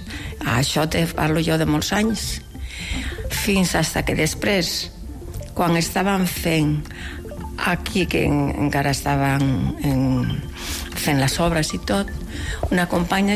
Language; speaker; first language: Catalan; non-native, local second language; Galician